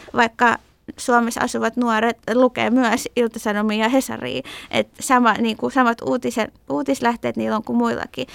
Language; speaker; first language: Finnish; early bilingual, other home language; Persian